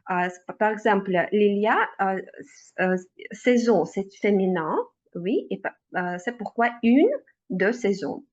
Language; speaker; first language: French; non-native, learner; Russian